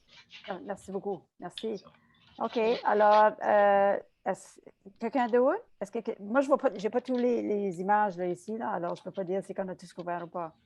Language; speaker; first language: French; native; French